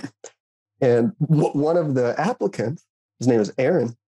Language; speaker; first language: English; native; English